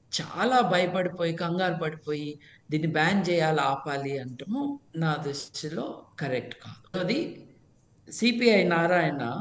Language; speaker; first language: Telugu; native; Telugu